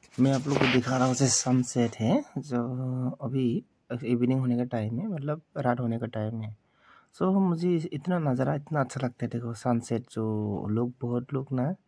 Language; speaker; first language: Hindi; non-native, local second language; Bodo